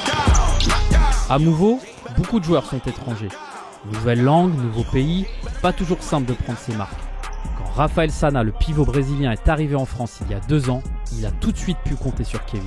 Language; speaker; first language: French; native; French